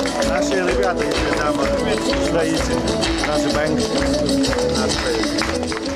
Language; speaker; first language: Russian; non-native, learner; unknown